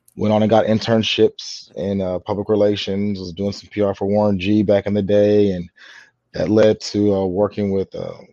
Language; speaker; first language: English; native; English